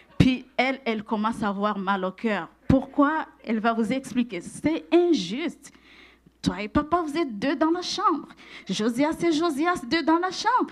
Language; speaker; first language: French; non-native, local second language; Rundi